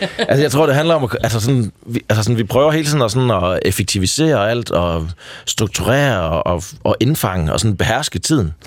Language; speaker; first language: Danish; native; Danish